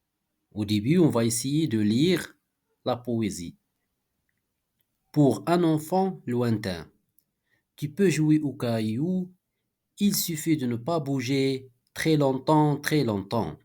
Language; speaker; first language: French; non-native, local second language; Arabic